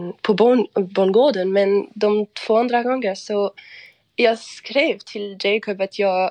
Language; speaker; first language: Swedish; non-native, fluent; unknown